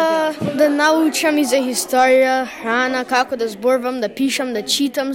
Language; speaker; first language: Macedonian; early bilingual, heritage; Macedonian